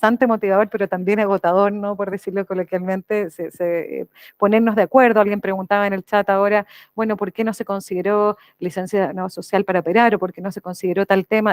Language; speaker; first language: Spanish; native; Spanish